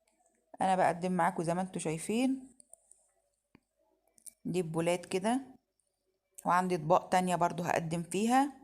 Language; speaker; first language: Arabic; native; Arabic